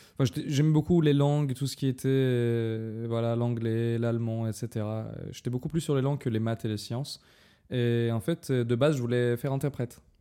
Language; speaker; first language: French; non-native, fluent; Russian